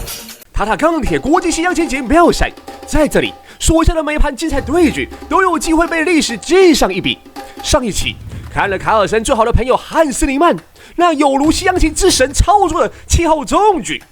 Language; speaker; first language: Chinese; native; Chinese